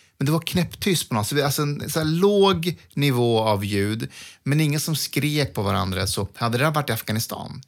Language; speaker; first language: Swedish; early bilingual, other home language; Persian